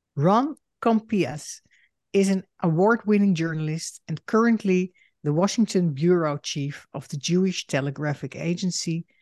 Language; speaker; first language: English; non-native, fluent; Dutch